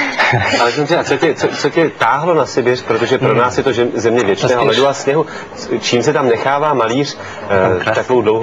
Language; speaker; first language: Czech; native; Czech